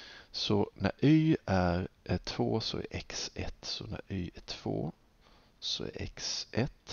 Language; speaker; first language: Swedish; native; Swedish